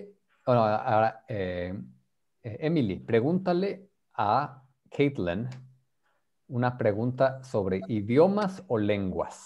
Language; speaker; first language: Spanish; non-native, fluent; English